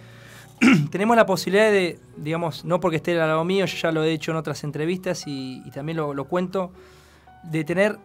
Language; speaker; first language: Spanish; native; Spanish